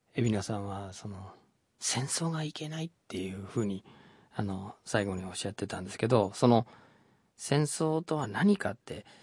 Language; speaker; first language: Japanese; non-native, fluent; English